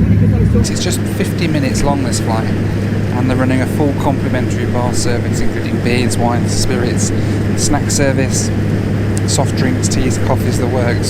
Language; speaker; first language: English; native; English